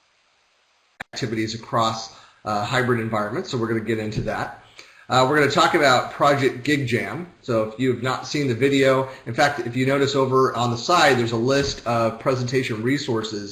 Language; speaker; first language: English; native; English